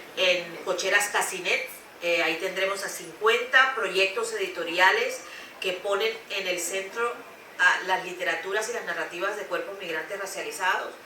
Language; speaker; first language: Spanish; native; Spanish